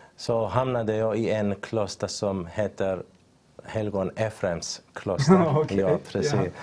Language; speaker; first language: Swedish; non-native, fluent; Arabic